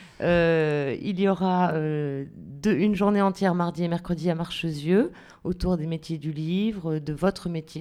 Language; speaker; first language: French; native; French